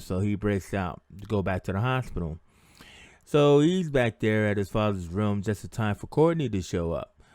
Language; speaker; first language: English; native; English